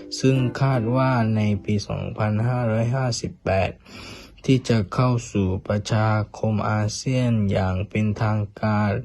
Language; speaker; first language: Thai; native; Thai